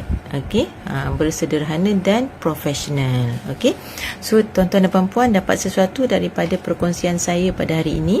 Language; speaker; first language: Malay; native; Malay